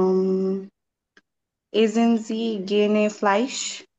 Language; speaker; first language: German; non-native, learner; Bangla